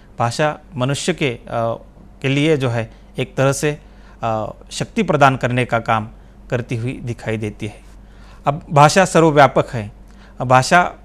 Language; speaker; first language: Hindi; non-native, local second language; Marathi